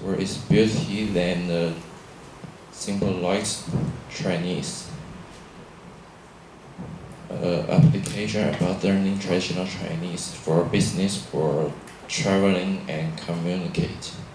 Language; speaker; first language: English; non-native, learner; Chinese